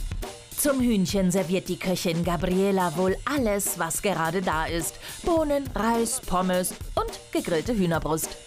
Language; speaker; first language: German; native; German